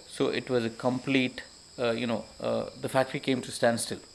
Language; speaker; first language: English; non-native, local second language; Malayalam